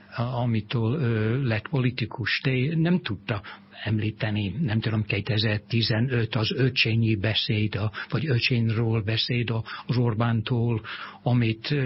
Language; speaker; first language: Hungarian; non-native, fluent; English